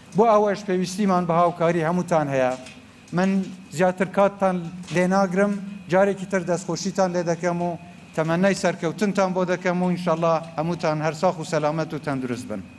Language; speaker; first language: Central Kurdish; non-native, local second language; Kurdish